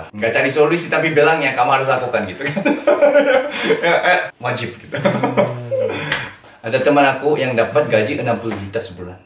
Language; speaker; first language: Indonesian; non-native, fluent; Korean